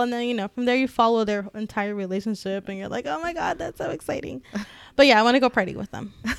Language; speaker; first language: English; early bilingual, other home language; Spanish